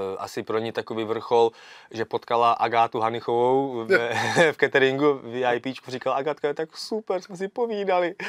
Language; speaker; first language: Czech; early bilingual, other home language; Vietnamese